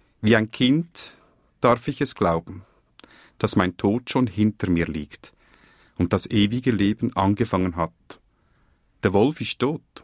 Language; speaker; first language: German; native; German